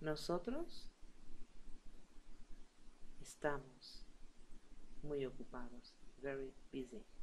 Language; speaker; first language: Spanish; native; Spanish